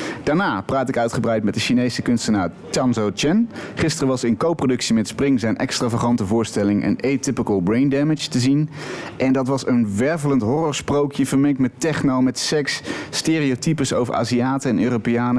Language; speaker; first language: Dutch; native; Dutch